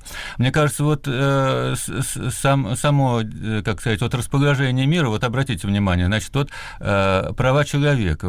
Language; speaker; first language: Russian; native; Russian